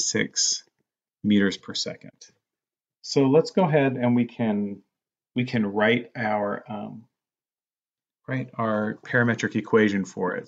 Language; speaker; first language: English; native; English